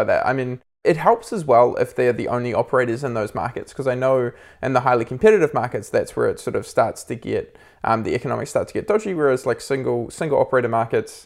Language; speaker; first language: English; native; English